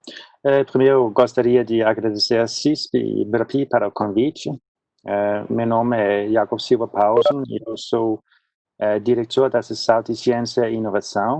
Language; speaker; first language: Portuguese; non-native, fluent; Swedish